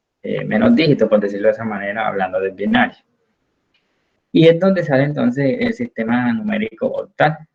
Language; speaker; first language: Spanish; native; Spanish